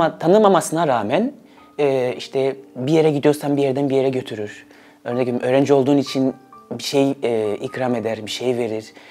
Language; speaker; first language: Turkish; early bilingual, other home language; Swahili